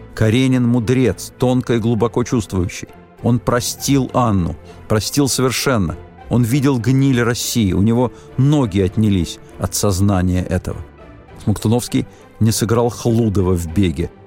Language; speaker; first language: Russian; native; Russian